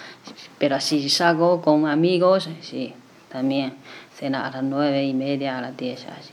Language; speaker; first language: Spanish; non-native, learner; Chinese